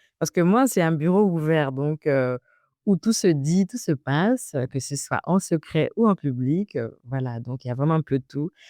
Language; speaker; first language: French; early bilingual, other home language; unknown